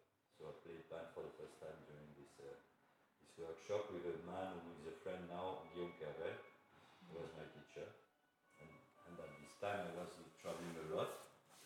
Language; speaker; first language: English; non-native, fluent; Arabic